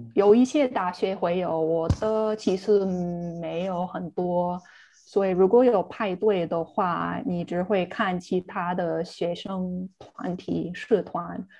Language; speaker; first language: Chinese; non-native, fluent; English